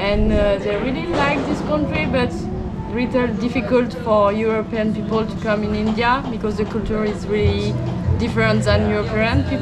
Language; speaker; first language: English; non-native, learner; French